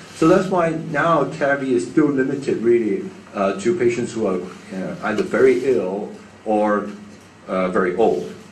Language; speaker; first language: English; non-native, local second language; Cantonese